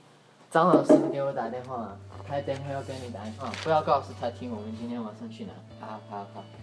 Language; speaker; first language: Chinese; non-native, learner; English